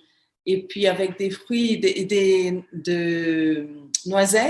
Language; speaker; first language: French; non-native, fluent; Portuguese